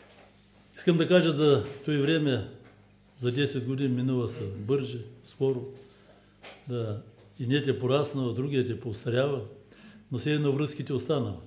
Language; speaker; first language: Bulgarian; early bilingual, heritage; Bulgarian